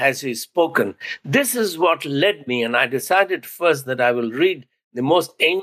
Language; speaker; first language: English; non-native, local second language; Hindi